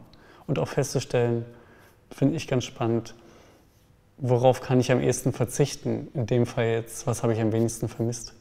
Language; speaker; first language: German; native; German